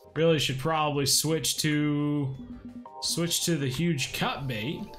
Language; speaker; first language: English; native; English